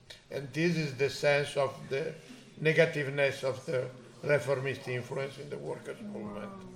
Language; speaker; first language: English; non-native, fluent; Italian